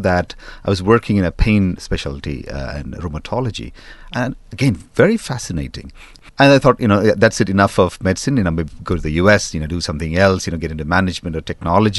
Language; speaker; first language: English; non-native, local second language; Tamil